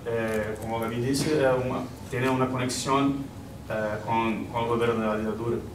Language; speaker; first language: Spanish; non-native, learner; Portuguese